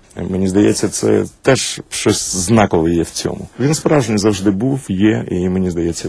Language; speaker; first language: Ukrainian; native; Ukrainian